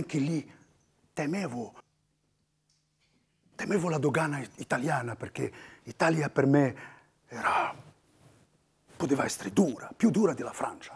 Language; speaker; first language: Italian; non-native, fluent; Riffian